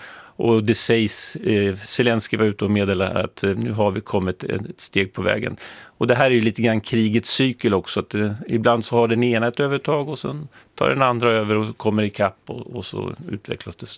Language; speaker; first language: Swedish; native; Swedish